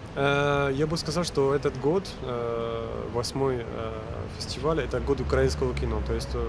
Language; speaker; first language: Russian; non-native, fluent; French